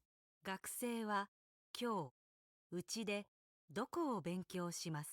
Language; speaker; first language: Japanese; non-native, learner; English